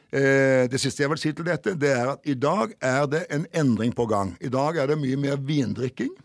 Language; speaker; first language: Norwegian; native; Norwegian